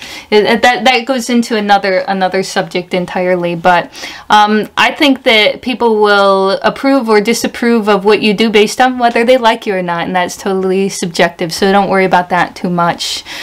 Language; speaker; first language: English; native; English